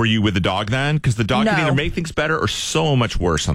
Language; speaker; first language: English; native; English